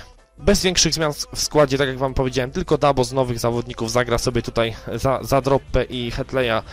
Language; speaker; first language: Polish; native; Polish